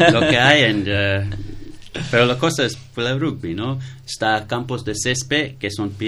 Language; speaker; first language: Spanish; non-native, learner; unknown